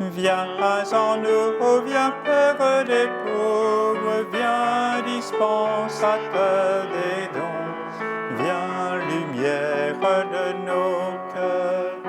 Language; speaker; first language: French; native; French